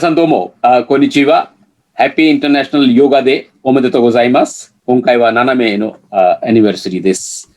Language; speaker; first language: Japanese; non-native, learner; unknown